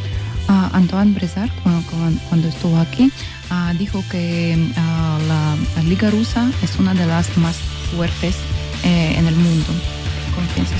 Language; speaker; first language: Spanish; non-native, learner; Russian